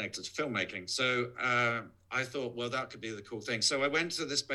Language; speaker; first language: English; native; English